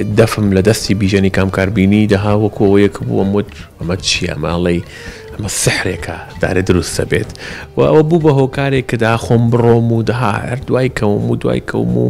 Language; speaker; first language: Central Kurdish; early bilingual, heritage; Central Kurdish